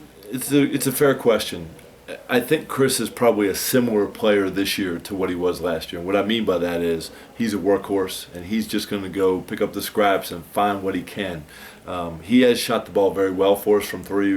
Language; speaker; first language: English; native; English